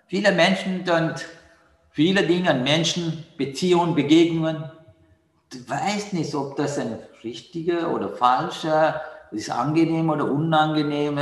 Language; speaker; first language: German; non-native, learner; Sinhala